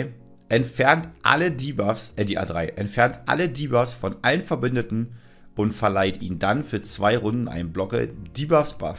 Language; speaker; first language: German; native; German